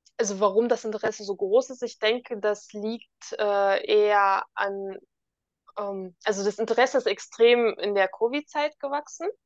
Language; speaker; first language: German; native; German